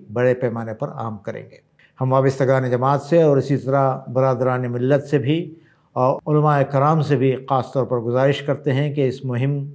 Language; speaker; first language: Hindi; non-native, local second language; Urdu